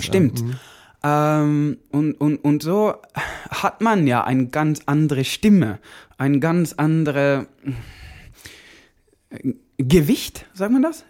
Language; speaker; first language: German; non-native, learner; Norwegian